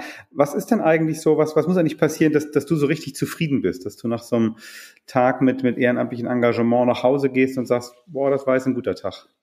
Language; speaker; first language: German; native; German